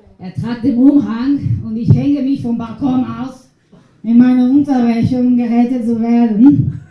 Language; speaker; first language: German; non-native, learner; Portuguese